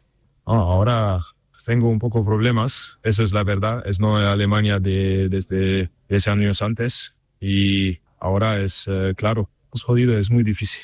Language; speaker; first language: Spanish; non-native, learner; German